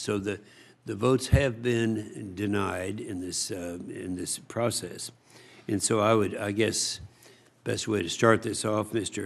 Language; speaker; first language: English; native; English